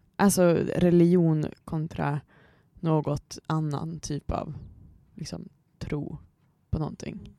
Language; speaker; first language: Swedish; native; Swedish